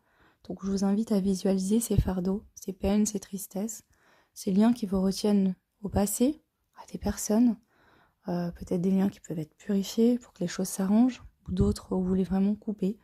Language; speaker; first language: French; native; French